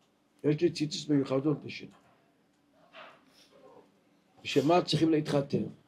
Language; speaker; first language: Hebrew; non-native, local second language; Yiddish